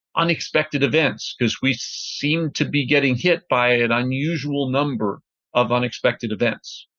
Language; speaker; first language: English; native; English